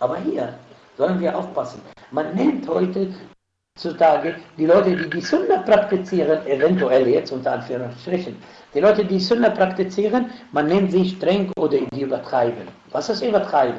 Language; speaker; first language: German; non-native, fluent; Arabic